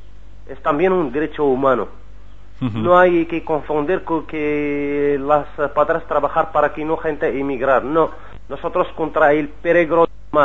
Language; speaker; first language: Spanish; non-native, learner; Arabic